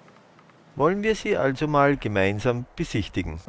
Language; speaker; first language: German; native; German